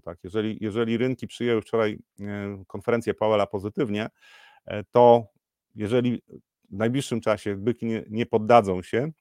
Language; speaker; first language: Polish; native; Polish